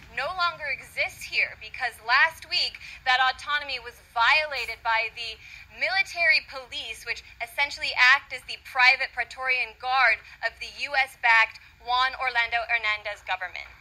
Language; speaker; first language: English; native; English